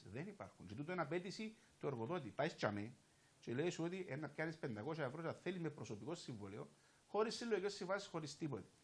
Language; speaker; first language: Greek; native; Greek